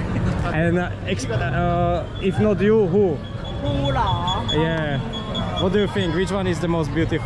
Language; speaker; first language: English; non-native, learner; Slovak